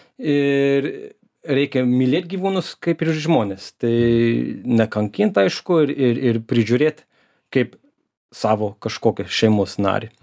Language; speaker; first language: Lithuanian; early bilingual, heritage; Lithuanian